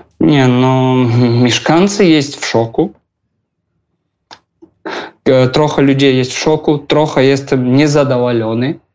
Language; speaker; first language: Polish; non-native, learner; Russian